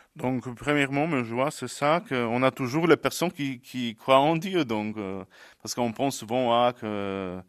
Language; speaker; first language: French; non-native, fluent; Polish